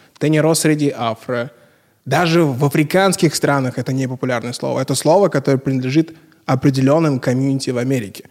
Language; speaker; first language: Russian; native; Russian